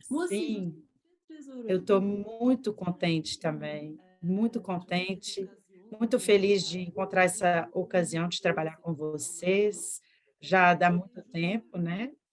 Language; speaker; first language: Portuguese; non-native, fluent; Turkish